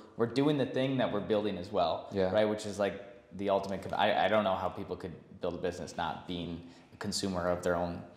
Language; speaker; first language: English; native; English